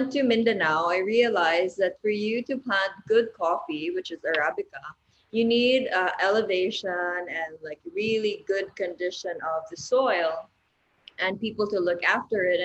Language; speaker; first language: English; non-native, local second language; Cebuano